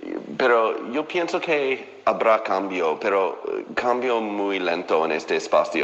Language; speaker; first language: Spanish; non-native, fluent; English